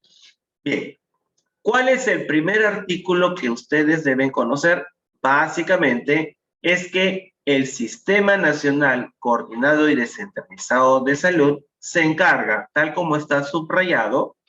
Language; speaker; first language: Spanish; native; Spanish